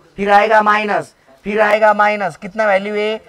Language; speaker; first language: Hindi; non-native, local second language; Marathi